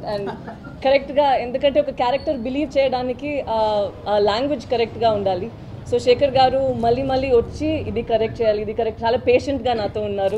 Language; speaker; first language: Telugu; non-native, learner; Tamil